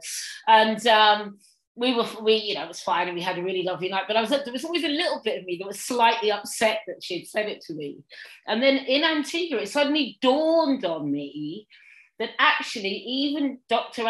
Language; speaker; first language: English; native; English